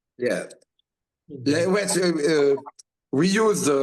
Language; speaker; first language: English; non-native, learner; French